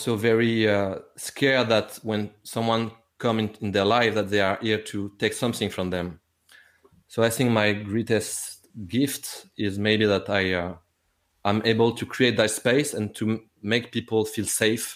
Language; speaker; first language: English; non-native, fluent; French